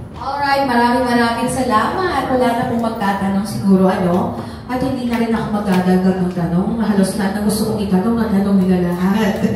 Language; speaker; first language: Filipino; non-native, local second language; Hiligaynon